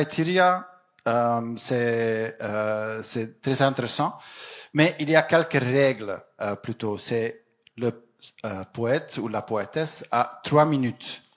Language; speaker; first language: French; non-native, fluent; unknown